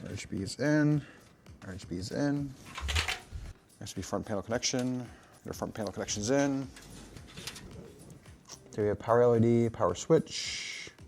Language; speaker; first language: English; native; English